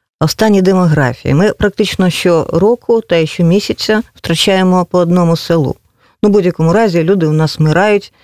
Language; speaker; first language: Ukrainian; native; Ukrainian